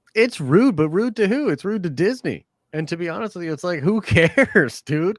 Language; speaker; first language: English; native; English